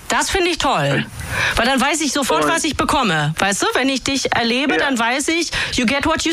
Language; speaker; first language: German; native; German